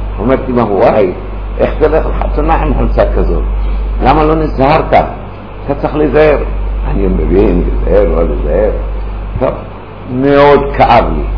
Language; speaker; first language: Hebrew; early bilingual, other home language; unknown